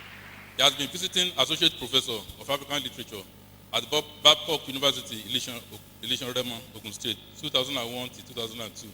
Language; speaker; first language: English; non-native, local second language; Yoruba